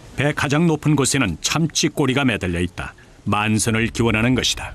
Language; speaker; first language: Korean; native; Korean